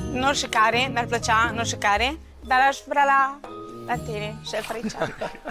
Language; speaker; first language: Romanian; early bilingual, heritage; Romanian